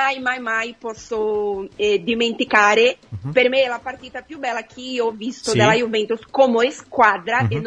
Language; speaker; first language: Italian; non-native, fluent; Portuguese